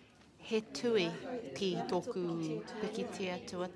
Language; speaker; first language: Māori; non-native, learner; English